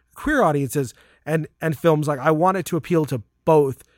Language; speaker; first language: English; native; English